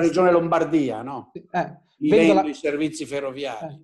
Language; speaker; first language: Italian; native; Italian